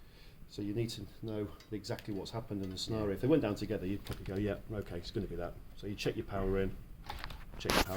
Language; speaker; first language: English; native; English